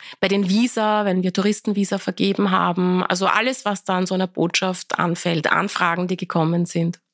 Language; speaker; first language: German; early bilingual, other home language; Persian